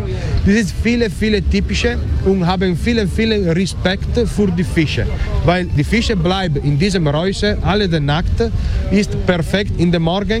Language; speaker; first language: German; non-native, learner; Italian